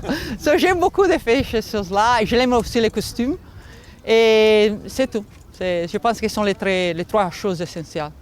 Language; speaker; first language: French; non-native, learner; Italian